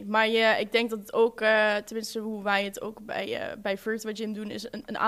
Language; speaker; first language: Dutch; native; Dutch